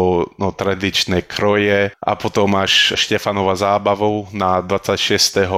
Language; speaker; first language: Slovak; early bilingual, heritage; Slovak